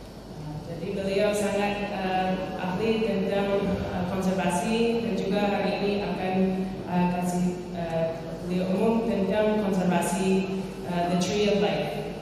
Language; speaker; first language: Indonesian; non-native, fluent; English